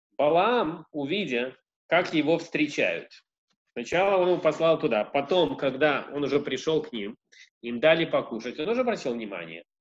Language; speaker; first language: Russian; early bilingual, heritage; Russian